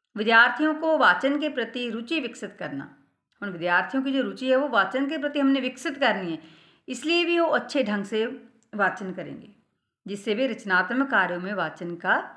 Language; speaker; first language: Hindi; non-native, local second language; Punjabi